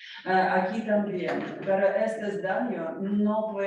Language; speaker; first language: Spanish; non-native, learner; Ukrainian